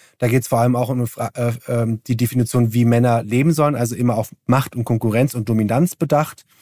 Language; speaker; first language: German; early bilingual, other home language; Turkish